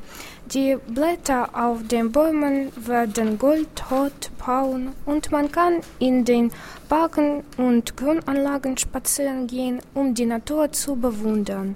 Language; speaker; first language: German; non-native, learner; Russian